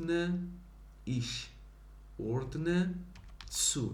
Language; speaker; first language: German; non-native, fluent; Persian